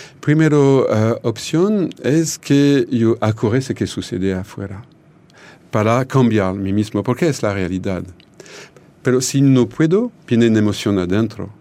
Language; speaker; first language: Spanish; non-native, learner; French